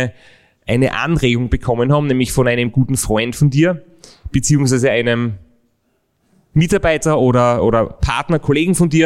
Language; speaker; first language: German; native; German